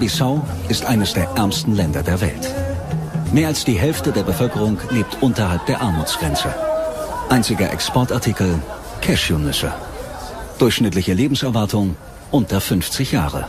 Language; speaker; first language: German; native; German